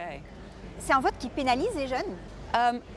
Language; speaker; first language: French; native; French